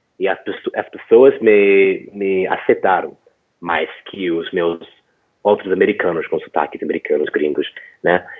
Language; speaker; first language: Portuguese; non-native, fluent; English